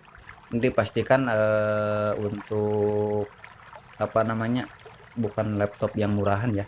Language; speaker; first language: Indonesian; non-native, local second language; Sundanese